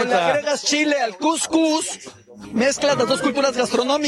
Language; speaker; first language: Spanish; native; Spanish